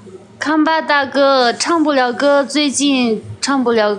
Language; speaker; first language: Chinese; non-native, local second language; Tibetan